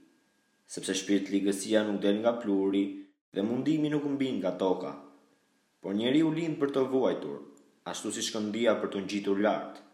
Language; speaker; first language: Albanian; native; Albanian